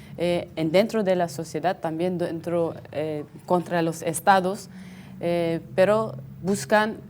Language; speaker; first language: Spanish; non-native, fluent; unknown